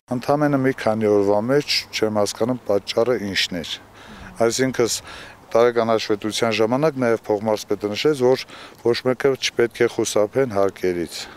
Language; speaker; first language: Armenian; native; Armenian